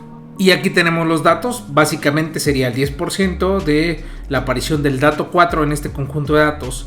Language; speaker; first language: Spanish; native; Spanish